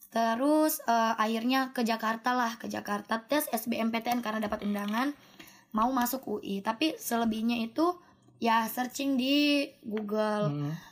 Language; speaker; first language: Indonesian; native; Indonesian